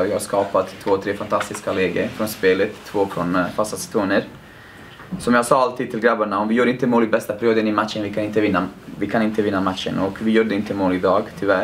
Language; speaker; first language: Swedish; non-native, fluent; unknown